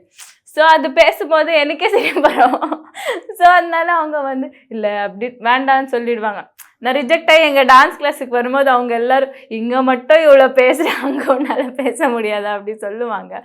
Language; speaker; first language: Tamil; non-native, local second language; Bangla